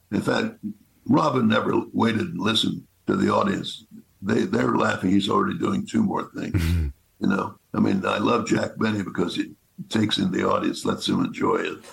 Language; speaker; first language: English; native; English